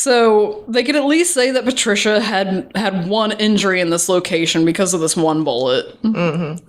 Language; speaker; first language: English; native; English